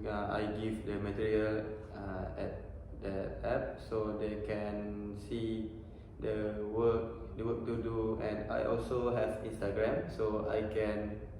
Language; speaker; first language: English; non-native, learner; Malay